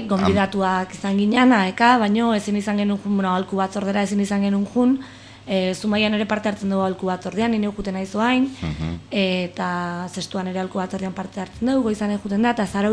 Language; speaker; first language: Basque; native; Basque